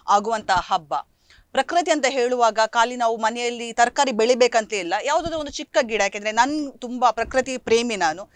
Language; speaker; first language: Kannada; non-native, local second language; Konkani